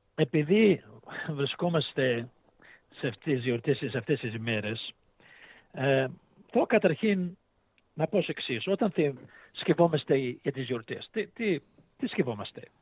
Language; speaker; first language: Greek; early bilingual, heritage; Greek